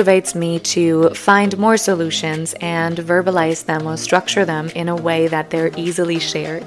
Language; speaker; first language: English; non-native, fluent; German